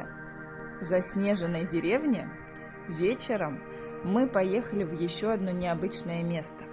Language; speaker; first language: Russian; native; Russian